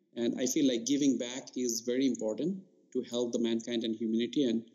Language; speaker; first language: English; non-native, local second language; Bangla